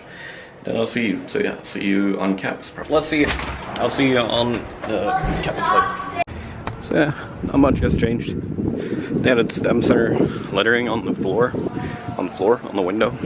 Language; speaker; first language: English; non-native, fluent; Swedish